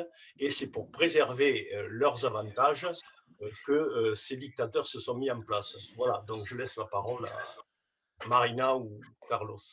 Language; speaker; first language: French; native; French